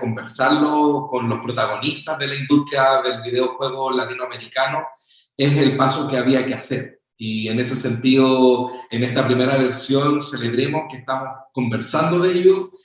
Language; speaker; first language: Spanish; native; Spanish